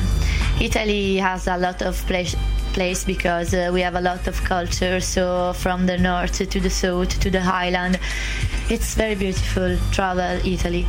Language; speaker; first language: English; non-native, learner; Italian